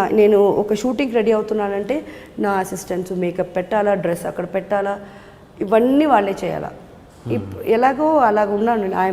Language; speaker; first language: Telugu; native; Telugu